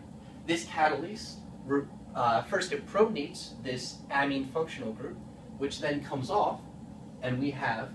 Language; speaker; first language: English; native; English